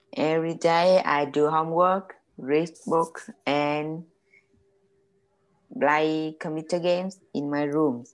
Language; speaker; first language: English; non-native, learner; Vietnamese